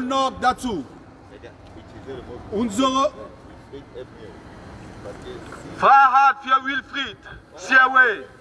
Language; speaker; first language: German; non-native, fluent; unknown